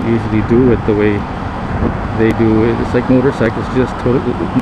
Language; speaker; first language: English; non-native, local second language; Filipino